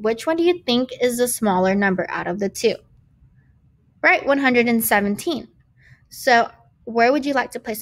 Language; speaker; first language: English; native; English